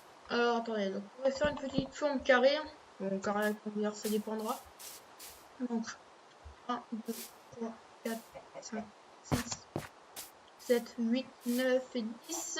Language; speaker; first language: French; native; French